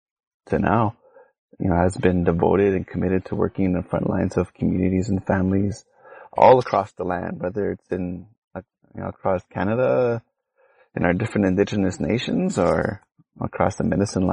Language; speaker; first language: English; native; English